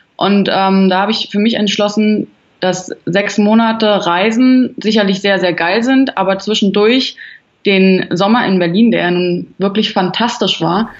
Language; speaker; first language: German; native; German